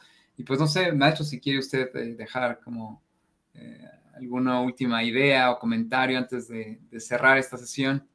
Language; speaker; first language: Spanish; native; Spanish